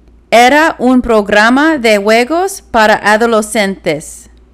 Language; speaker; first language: Spanish; non-native, learner; English